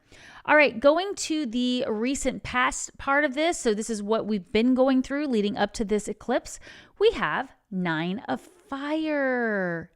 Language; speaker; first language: English; native; English